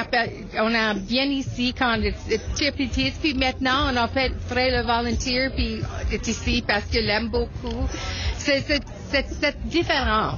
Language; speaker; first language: French; non-native, local second language; English